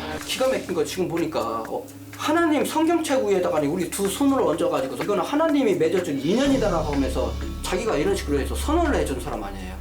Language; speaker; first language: Korean; native; Korean